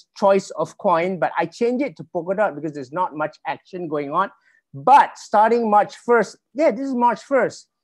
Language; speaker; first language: English; non-native, local second language; Malay